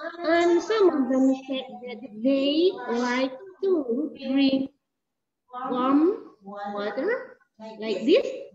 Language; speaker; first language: English; non-native, learner; Indonesian